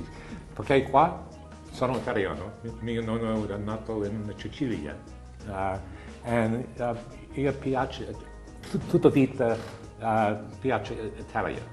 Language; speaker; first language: Italian; non-native, learner; English